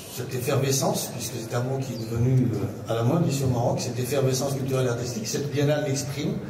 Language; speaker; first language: French; non-native, local second language; Arabic